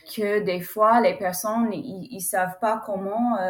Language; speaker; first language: French; non-native, fluent; English